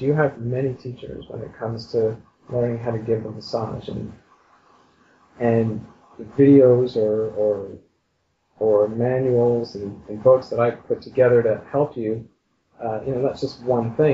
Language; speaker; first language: English; native; English